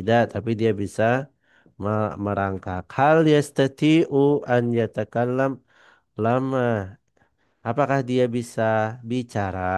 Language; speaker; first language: Indonesian; non-native, fluent; Banjar